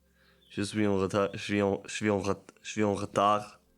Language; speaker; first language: French; non-native, learner; German